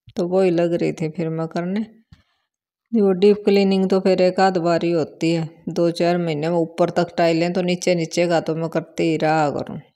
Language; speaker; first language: Hindi; native; Hindi